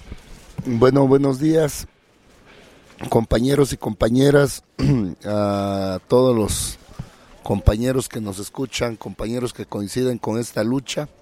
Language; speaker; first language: Spanish; native; Spanish